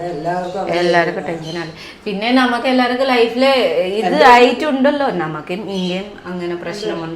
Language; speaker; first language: Malayalam; non-native, fluent; Nepali